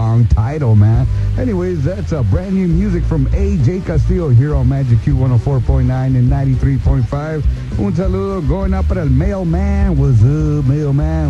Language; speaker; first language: English; early bilingual, other home language; Spanish